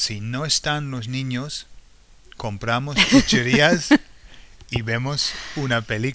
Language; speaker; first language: Spanish; non-native, fluent; English